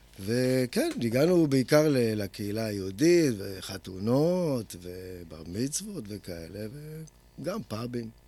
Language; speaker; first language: Hebrew; native; Hebrew